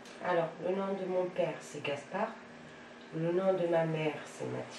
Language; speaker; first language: French; native; French